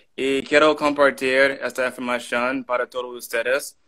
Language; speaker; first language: Spanish; non-native, learner; English